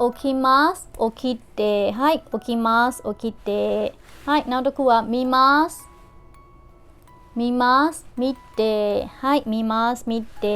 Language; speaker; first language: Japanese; non-native, fluent; Burmese